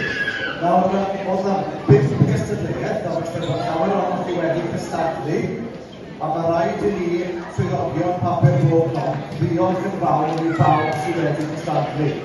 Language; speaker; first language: Welsh; native; Welsh